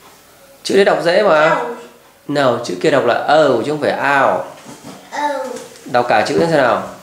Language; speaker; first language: Vietnamese; native; Vietnamese